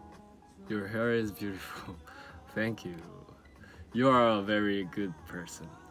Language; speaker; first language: English; non-native, learner; Korean